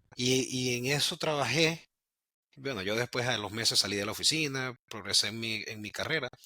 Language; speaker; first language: Spanish; native; Spanish